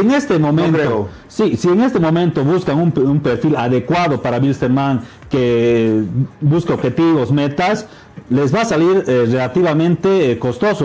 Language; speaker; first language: Spanish; native; Spanish